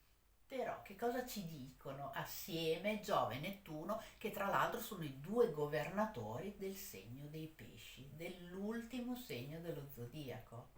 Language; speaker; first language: Italian; native; Italian